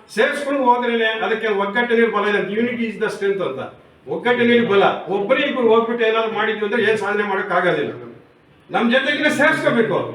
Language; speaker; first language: Kannada; native; Kannada